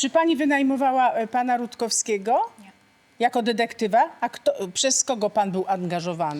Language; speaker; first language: Polish; native; Polish